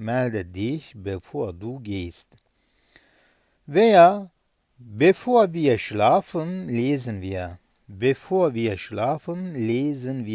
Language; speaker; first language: German; non-native, fluent; Turkish